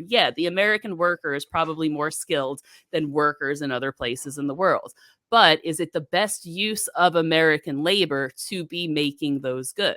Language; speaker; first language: English; native; English